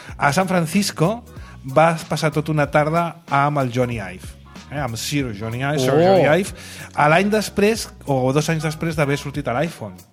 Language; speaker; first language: Catalan; native; Catalan